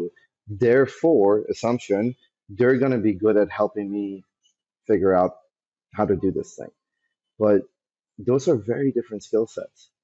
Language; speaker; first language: English; early bilingual, other home language; Persian